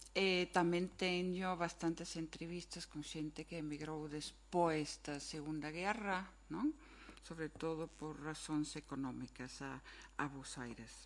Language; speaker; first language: Galician; non-native, fluent; German